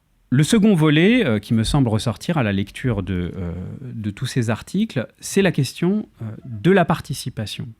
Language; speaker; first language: French; native; French